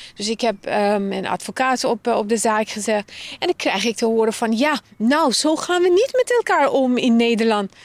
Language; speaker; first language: Dutch; non-native, fluent; Persian